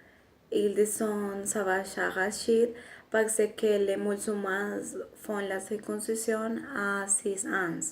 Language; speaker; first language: French; non-native, learner; Spanish